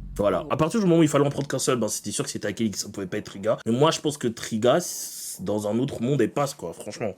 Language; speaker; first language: French; native; French